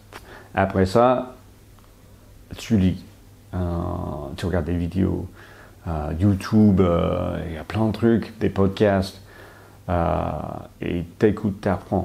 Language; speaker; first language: French; non-native, fluent; English